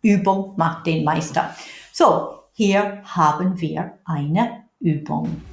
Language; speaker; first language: German; non-native, fluent; English